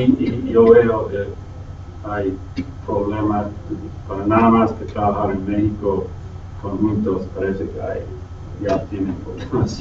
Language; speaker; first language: Spanish; non-native, fluent; English